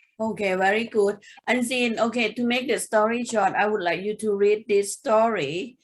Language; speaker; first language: English; non-native, fluent; Thai